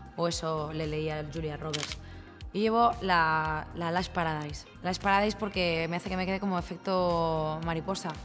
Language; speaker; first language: Spanish; native; Spanish